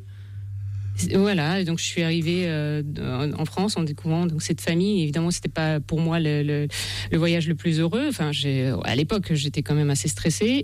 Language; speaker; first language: French; non-native, fluent; Russian